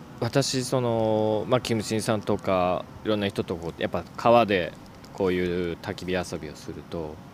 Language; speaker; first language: Japanese; native; Japanese